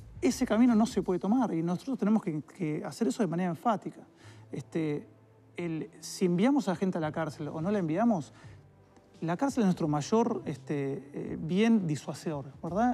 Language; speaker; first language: Spanish; native; Spanish